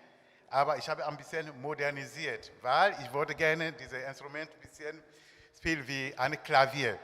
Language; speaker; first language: German; non-native, learner; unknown